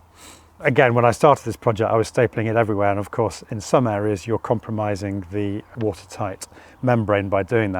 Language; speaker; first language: English; native; English